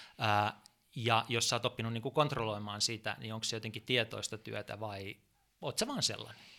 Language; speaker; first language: Finnish; native; Finnish